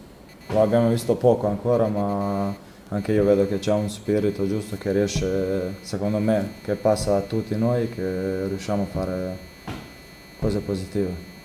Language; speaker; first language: Italian; non-native, fluent; Croatian